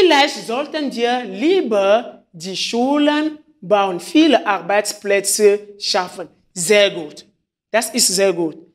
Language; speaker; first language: German; non-native, fluent; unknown